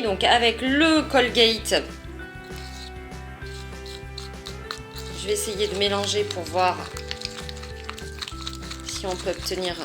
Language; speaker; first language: French; native; French